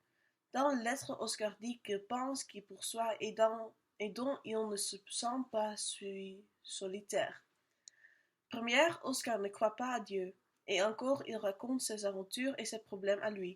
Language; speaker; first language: French; non-native, learner; Dutch